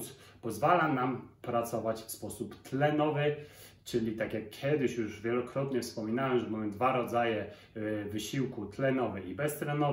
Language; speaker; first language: Polish; native; Polish